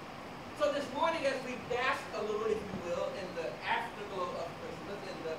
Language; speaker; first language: English; native; English